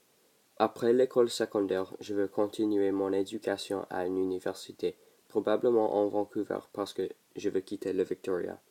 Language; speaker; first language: French; non-native, local second language; English